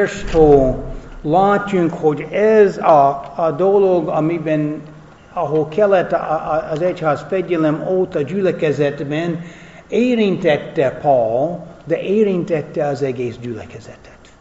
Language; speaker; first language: Hungarian; non-native, fluent; English